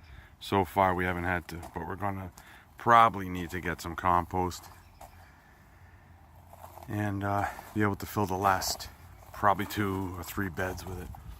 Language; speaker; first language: English; native; English